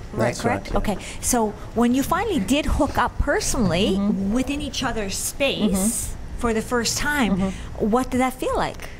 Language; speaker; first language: English; native; English